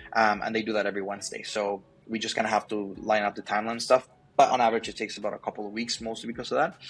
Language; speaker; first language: English; early bilingual, other home language; Spanish